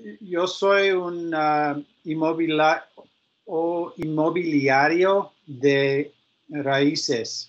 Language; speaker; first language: Spanish; non-native, learner; English